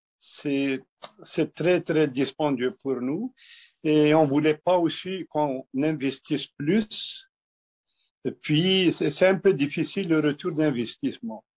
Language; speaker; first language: French; non-native, local second language; Kabyle